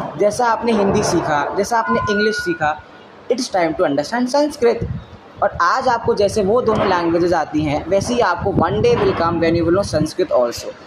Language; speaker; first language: Hindi; native; Hindi